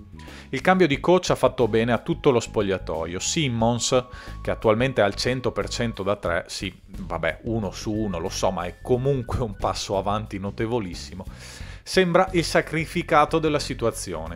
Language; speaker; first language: Italian; native; Italian